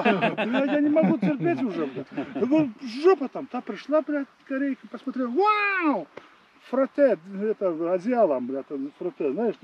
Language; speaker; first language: Russian; non-native, fluent; Latvian